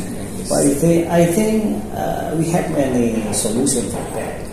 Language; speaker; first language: English; non-native, local second language; Indonesian